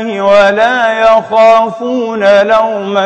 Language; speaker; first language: Arabic; native; Arabic